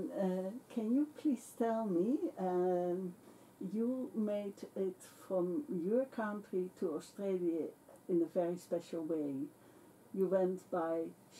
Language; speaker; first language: English; non-native, fluent; Dutch